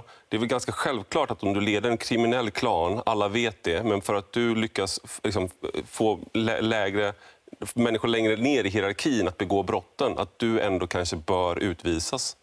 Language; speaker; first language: Swedish; native; Swedish